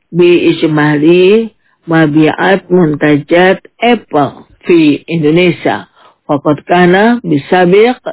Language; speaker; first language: Arabic; non-native, fluent; Indonesian